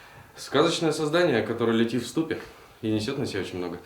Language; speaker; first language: Russian; native; Russian